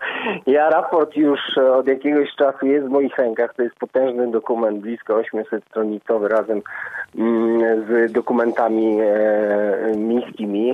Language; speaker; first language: Polish; native; Polish